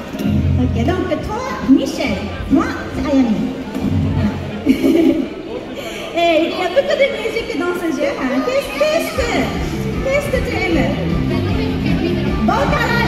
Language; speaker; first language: French; non-native, learner; Japanese